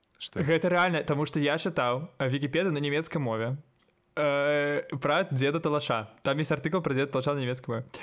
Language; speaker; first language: Belarusian; non-native, local second language; Russian